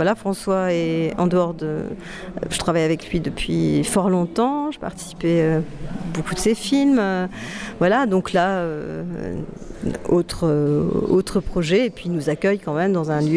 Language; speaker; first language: French; native; French